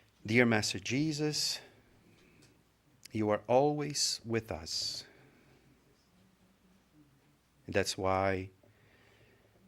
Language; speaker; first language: English; non-native, fluent; Portuguese